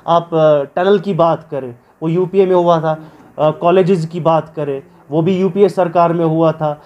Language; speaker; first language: Hindi; non-native, local second language; Kashmiri